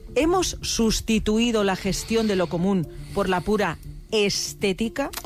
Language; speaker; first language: Spanish; native; Spanish